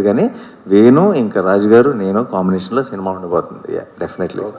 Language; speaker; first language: Telugu; native; Telugu